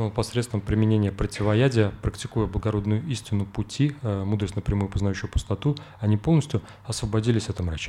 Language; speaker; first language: Russian; native; Russian